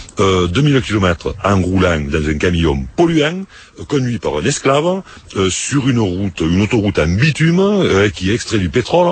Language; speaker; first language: French; native; French